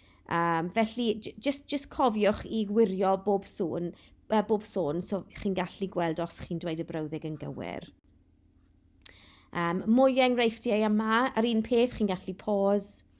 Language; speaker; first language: Welsh; non-native, local second language; English